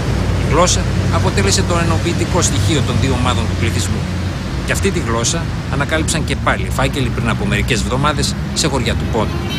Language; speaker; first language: Greek; native; Greek